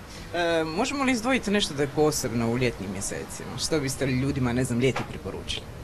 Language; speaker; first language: Croatian; native; Croatian